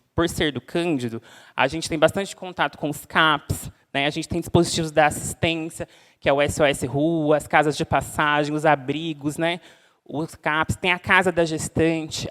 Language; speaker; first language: Portuguese; native; Portuguese